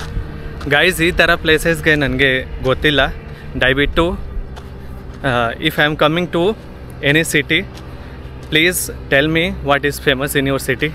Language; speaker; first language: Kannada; non-native, learner; Hindi